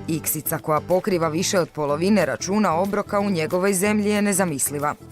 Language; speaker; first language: Croatian; native; Croatian